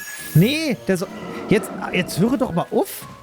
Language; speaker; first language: German; native; German